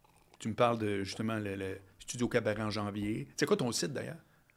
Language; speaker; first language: French; native; French